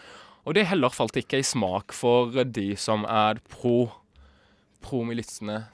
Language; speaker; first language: Norwegian; early bilingual, other home language; Arabic